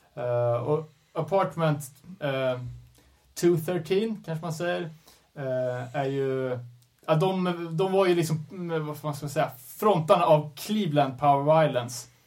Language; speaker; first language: Swedish; native; Swedish